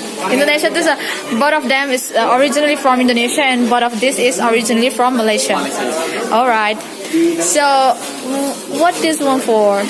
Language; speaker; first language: English; non-native, learner; Indonesian